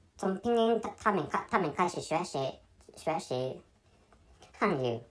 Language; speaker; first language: Chinese; non-native, learner; Japanese